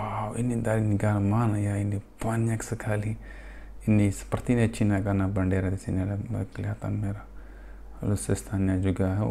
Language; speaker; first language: Indonesian; non-native, fluent; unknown